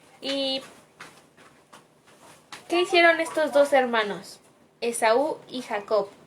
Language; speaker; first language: Spanish; native; Spanish